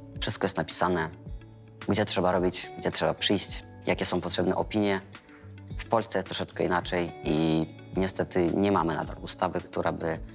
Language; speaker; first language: Polish; non-native, fluent; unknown